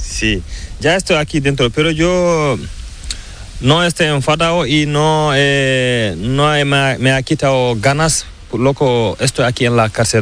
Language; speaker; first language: Spanish; non-native, learner; Fula